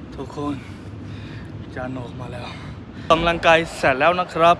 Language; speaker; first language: Thai; non-native, learner; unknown